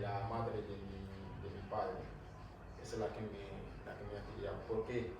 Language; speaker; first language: Spanish; non-native, fluent; Wolof